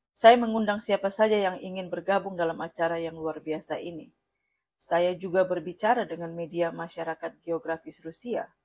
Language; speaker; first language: Indonesian; non-native, fluent; Russian